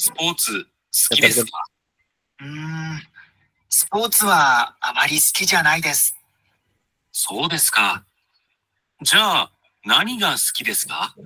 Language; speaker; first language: Japanese; non-native, learner; Bangla